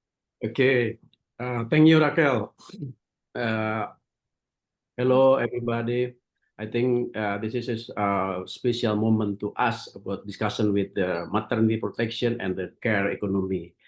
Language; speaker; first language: English; non-native, learner; Indonesian